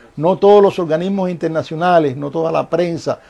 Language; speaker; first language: Spanish; native; Spanish